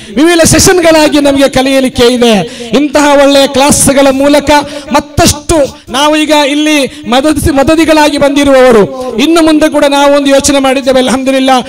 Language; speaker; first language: Kannada; non-native, local second language; Malayalam